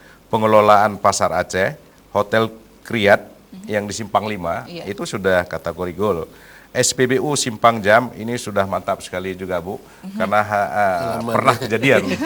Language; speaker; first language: Malay; native; Malay